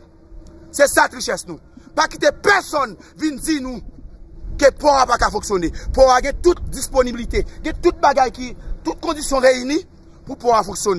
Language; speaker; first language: French; non-native, local second language; Haitian Creole